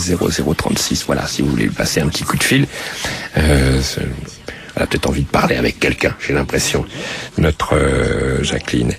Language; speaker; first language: French; native; French